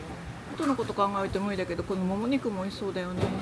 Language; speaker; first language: Japanese; native; Japanese